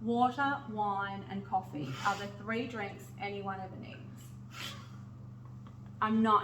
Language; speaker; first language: English; native; English